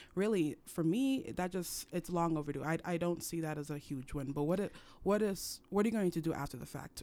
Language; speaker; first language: English; non-native, local second language; French